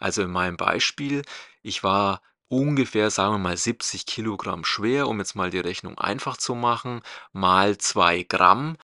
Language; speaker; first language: German; native; German